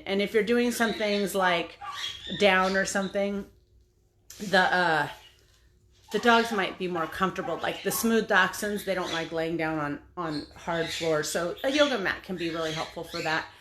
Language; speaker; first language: English; native; English